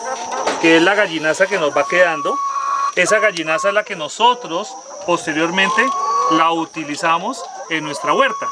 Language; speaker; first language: Spanish; native; Spanish